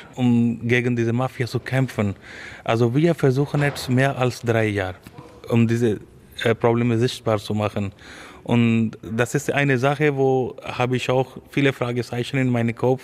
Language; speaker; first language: German; non-native, learner; Urdu